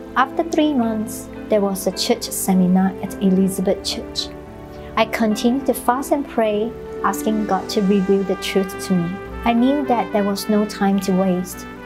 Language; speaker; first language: English; non-native, local second language; Chinese